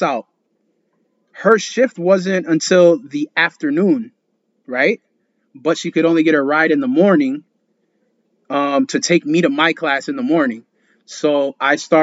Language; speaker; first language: English; early bilingual, other home language; Spanish